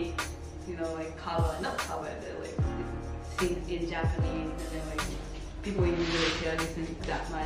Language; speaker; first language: English; non-native, fluent; Japanese